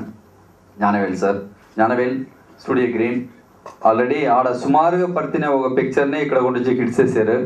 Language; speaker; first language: Telugu; non-native, learner; Tamil